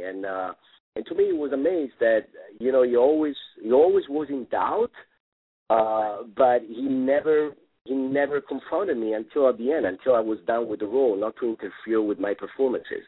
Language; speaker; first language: English; non-native, fluent; Italian